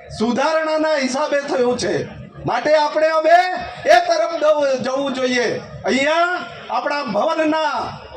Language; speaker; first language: Gujarati; non-native, local second language; Kukna